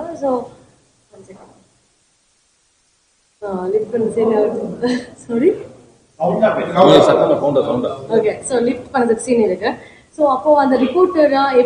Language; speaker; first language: Tamil; non-native, learner; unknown